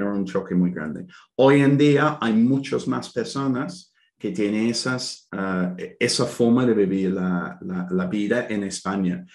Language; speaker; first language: Spanish; non-native, fluent; English